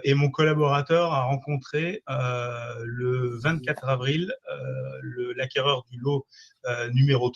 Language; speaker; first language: French; native; French